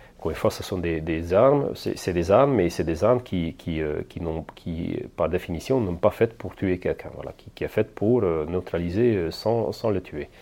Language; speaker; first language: French; non-native, fluent; Hungarian